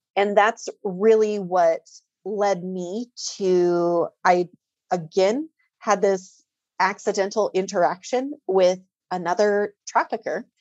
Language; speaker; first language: English; native; English